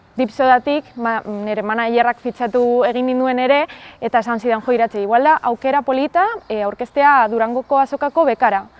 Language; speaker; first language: Basque; non-native, local second language; Spanish